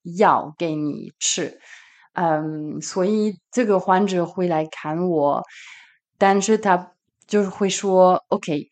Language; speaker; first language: Chinese; non-native, fluent; French